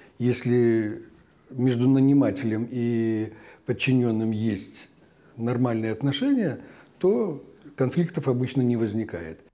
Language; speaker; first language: Russian; native; Russian